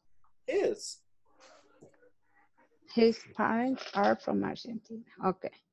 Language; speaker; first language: English; non-native, learner; Spanish